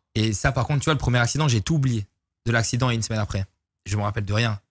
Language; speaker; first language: French; native; French